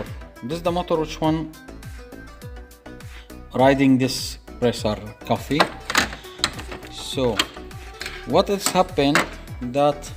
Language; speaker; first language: English; non-native, fluent; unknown